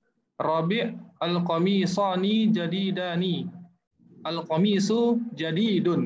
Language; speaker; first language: Arabic; non-native, learner; Indonesian